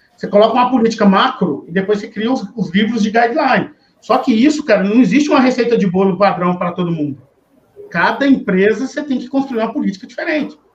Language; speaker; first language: Portuguese; native; Portuguese